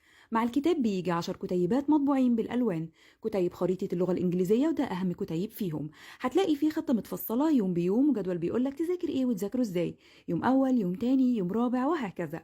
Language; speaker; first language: Arabic; native; Arabic